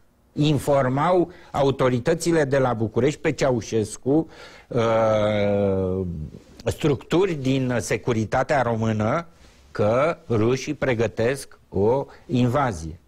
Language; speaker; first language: Romanian; native; Romanian